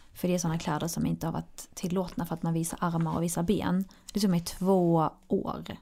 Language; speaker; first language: Swedish; early bilingual, other home language; Arabic